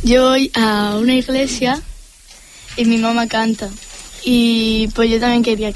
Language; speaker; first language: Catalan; non-native, local second language; Spanish